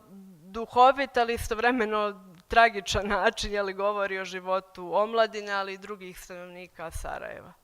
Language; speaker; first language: Bosnian; native; Bosnian